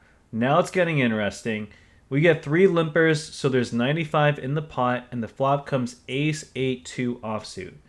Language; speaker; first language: English; native; English